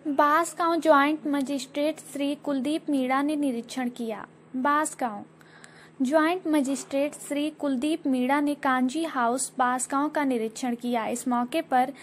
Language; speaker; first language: Hindi; native; Hindi